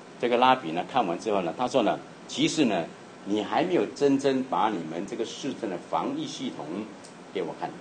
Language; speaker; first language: Chinese; native; Chinese